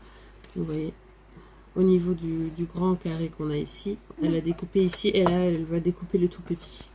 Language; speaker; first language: French; native; French